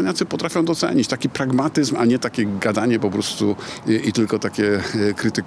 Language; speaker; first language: Polish; native; Polish